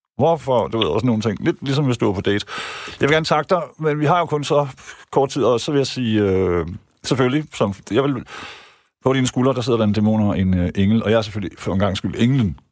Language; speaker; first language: Danish; native; Danish